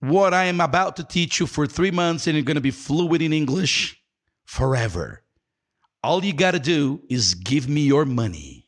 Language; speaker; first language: English; non-native, fluent; Portuguese